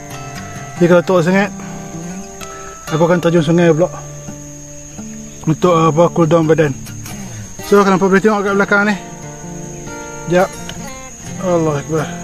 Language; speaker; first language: Malay; native; Malay